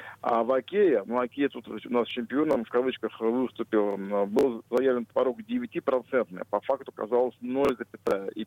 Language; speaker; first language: Russian; native; Russian